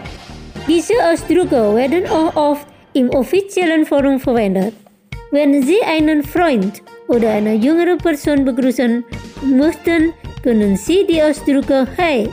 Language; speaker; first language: German; non-native, fluent; Indonesian